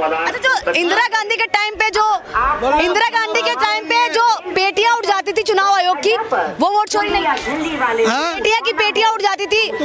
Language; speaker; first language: Hindi; native; Hindi